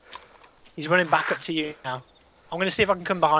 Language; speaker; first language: English; native; English